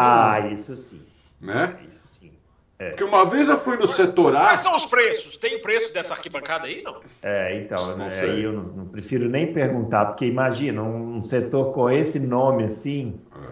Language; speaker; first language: Portuguese; native; Portuguese